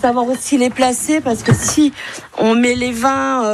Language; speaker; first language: French; native; French